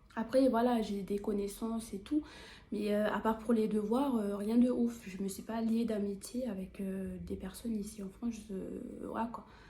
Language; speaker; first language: French; native; French